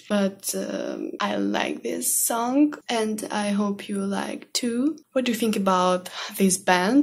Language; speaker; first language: English; non-native, learner; Russian